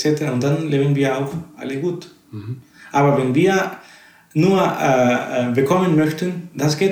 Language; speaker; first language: German; non-native, fluent; Spanish